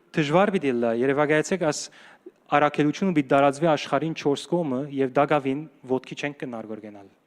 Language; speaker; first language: Armenian; early bilingual, heritage; Armenian